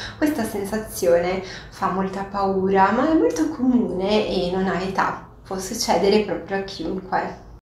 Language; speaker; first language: Italian; non-native, fluent; Portuguese